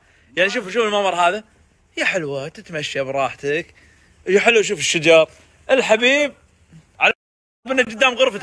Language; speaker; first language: Arabic; native; Arabic